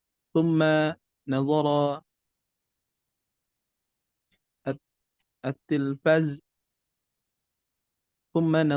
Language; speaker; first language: Arabic; non-native, learner; Indonesian